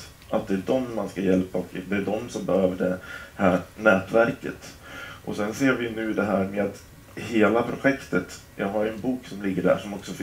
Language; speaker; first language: Swedish; native; Swedish